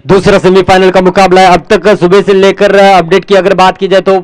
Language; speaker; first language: Hindi; non-native, local second language; Marathi